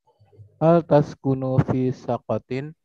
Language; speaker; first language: Arabic; non-native, learner; Indonesian